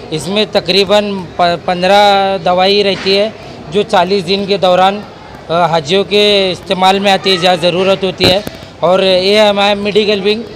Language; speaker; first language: Hindi; non-native, local second language; Urdu